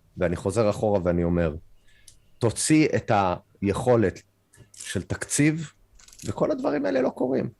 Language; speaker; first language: Hebrew; non-native, fluent; English